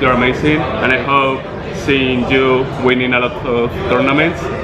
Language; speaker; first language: English; non-native, learner; Spanish